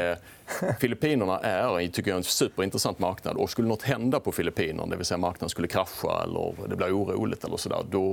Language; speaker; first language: Swedish; native; Swedish